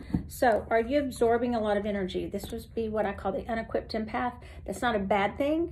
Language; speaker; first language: English; native; English